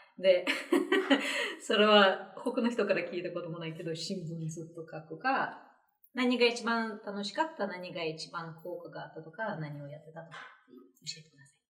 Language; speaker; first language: Japanese; non-native, fluent; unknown